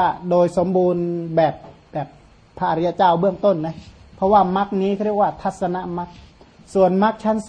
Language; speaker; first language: Thai; non-native, local second language; Khmer